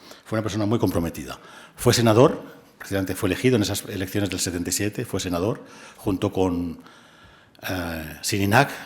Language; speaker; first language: Spanish; native; Spanish